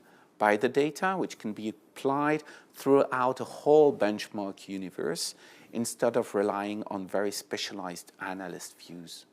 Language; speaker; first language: English; non-native, fluent; French